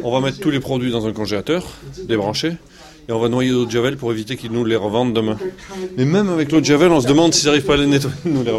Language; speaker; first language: French; native; French